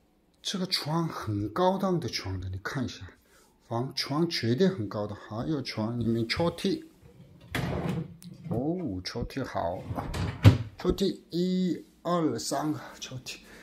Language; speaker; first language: Chinese; non-native, learner; Korean